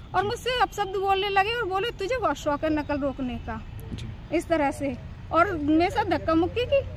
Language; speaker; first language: Hindi; native; Hindi